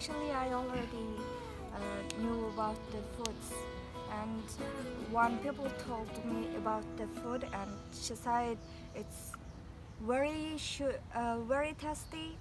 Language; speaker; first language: English; non-native, learner; Mongolian